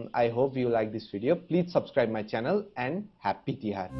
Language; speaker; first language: English; non-native, local second language; Nepali